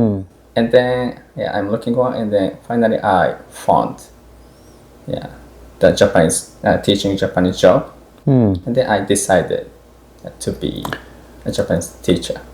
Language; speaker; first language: English; non-native, fluent; Japanese